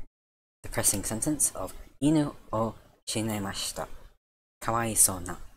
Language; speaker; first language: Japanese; non-native, learner; English